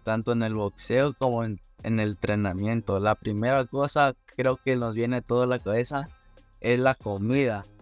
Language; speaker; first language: Spanish; early bilingual, heritage; Spanish